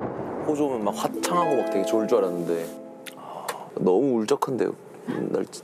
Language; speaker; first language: Korean; native; Korean